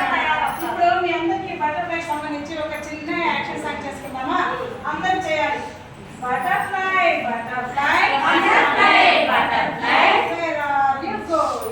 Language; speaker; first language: Telugu; native; Telugu